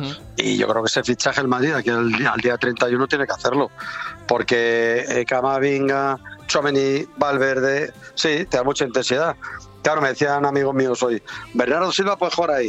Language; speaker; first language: Spanish; native; Spanish